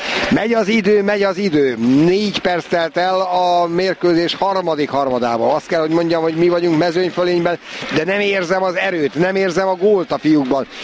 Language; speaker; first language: Hungarian; native; Hungarian